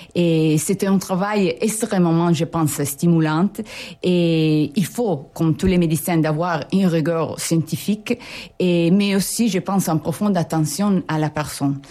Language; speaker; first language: French; non-native, fluent; Italian